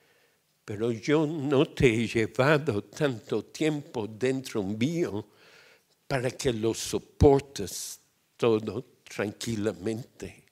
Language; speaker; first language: Spanish; non-native, fluent; English